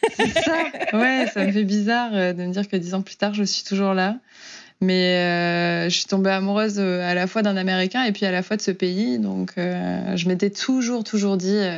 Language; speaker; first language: French; native; French